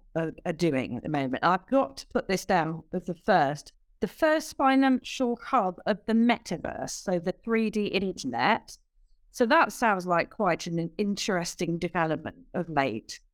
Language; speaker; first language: English; native; English